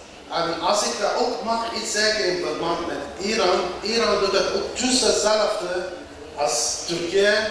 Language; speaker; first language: Dutch; non-native, local second language; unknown